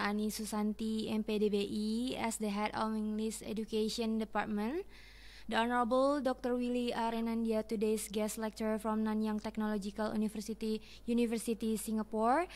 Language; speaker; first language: English; non-native, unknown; Indonesian